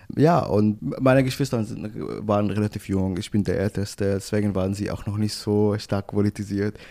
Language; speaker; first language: German; non-native, fluent; Arabic